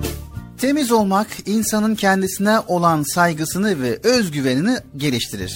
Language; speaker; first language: Turkish; native; Turkish